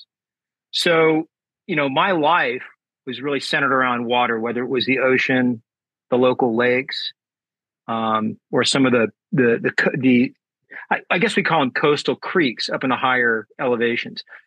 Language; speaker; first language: English; native; English